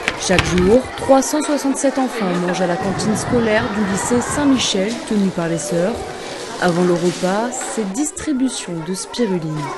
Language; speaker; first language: French; native; French